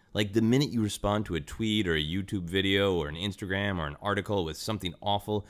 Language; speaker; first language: English; native; English